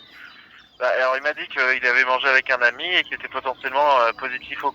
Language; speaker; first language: French; native; French